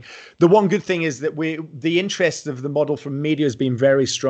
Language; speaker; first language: English; native; English